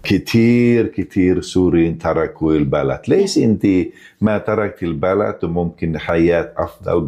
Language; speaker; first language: Arabic; non-native, fluent; Finnish